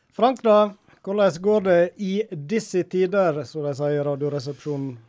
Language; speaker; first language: Norwegian; native; Norwegian